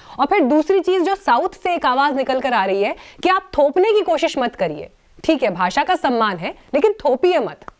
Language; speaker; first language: Hindi; native; Hindi